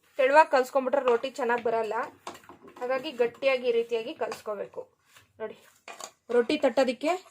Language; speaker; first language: Kannada; native; Kannada